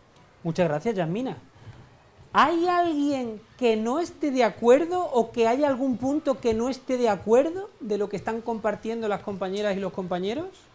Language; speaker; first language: Spanish; native; Spanish